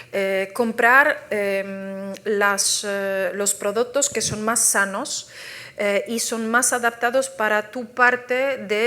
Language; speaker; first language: Spanish; non-native, fluent; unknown